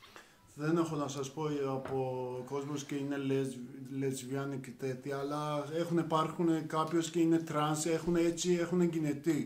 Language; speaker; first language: Greek; non-native, learner; Persian